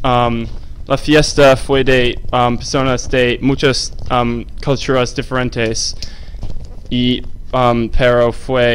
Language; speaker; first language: Spanish; non-native, learner; English